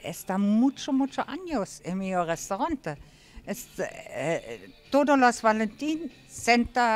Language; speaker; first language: Spanish; non-native, learner; German